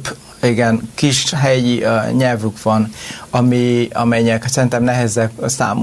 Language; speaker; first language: Hungarian; non-native, learner; Vietnamese